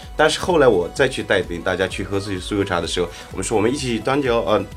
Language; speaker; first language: Chinese; non-native, local second language; Tibetan